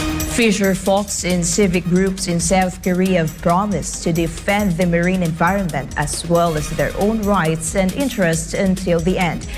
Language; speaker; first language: English; non-native, local second language; Filipino